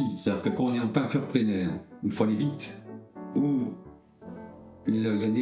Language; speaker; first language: French; native; French